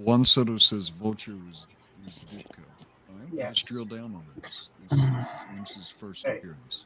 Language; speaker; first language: English; native; English